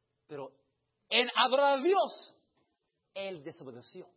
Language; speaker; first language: Spanish; early bilingual, heritage; Spanish